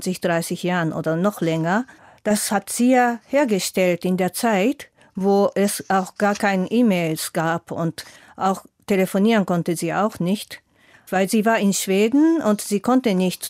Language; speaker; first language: German; non-native, fluent; Japanese